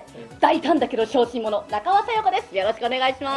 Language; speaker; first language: Japanese; native; Japanese